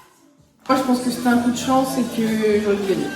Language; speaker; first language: French; native; French